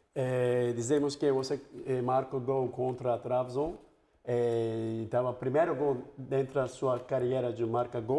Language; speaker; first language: Portuguese; non-native, fluent; Turkish